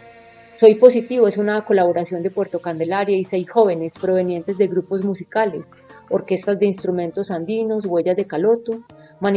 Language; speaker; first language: Spanish; native; Spanish